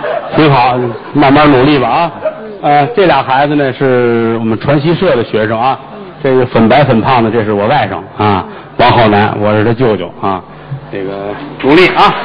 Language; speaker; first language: Chinese; native; Chinese